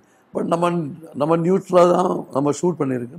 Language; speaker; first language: Tamil; non-native, learner; Malayalam